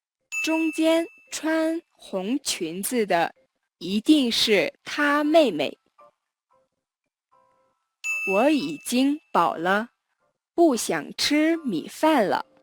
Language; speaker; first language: Chinese; non-native, learner; Mongolian